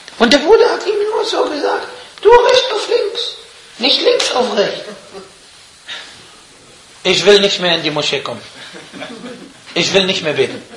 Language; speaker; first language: German; non-native, fluent; Arabic